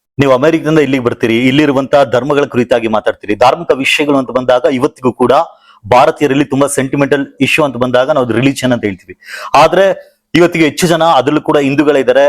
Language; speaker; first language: Kannada; native; Kannada